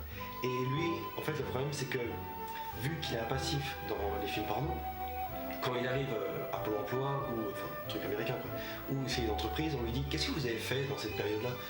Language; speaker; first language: French; native; French